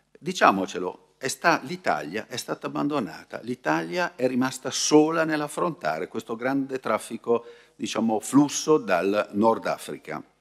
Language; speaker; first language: Italian; native; Italian